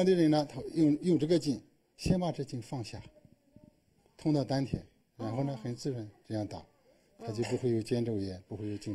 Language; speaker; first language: Chinese; native; Chinese